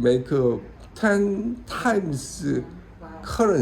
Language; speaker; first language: English; non-native, learner; Korean